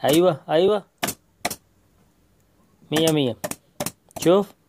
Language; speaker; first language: Arabic; non-native, learner; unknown